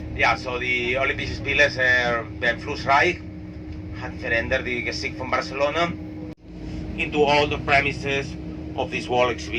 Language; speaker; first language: German; non-native, learner; Catalan